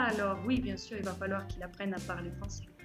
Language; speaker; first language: French; early bilingual, heritage; French